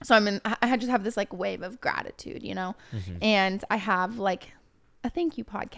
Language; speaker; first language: English; native; English